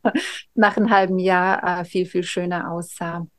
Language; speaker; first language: German; non-native, fluent; Russian